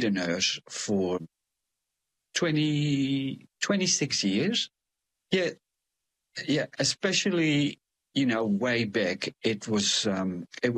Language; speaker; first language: English; non-native, fluent; Dutch